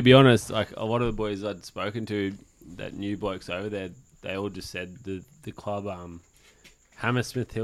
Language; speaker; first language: English; native; English